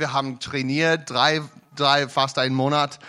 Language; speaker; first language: German; non-native, learner; English